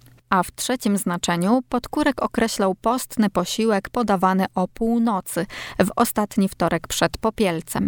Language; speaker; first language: Polish; native; Polish